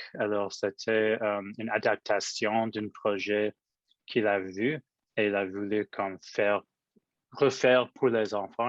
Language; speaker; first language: French; non-native, local second language; English